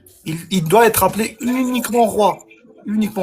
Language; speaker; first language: French; native; French